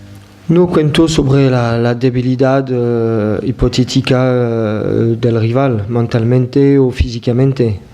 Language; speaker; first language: Spanish; non-native, fluent; French